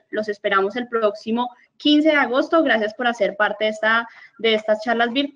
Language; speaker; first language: Spanish; native; Spanish